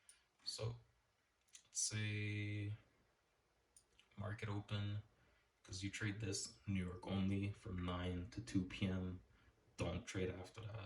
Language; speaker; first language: English; native; English